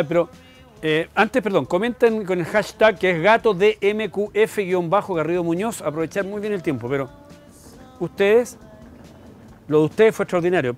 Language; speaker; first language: Spanish; native; Spanish